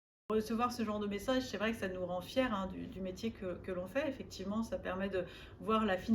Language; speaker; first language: French; native; French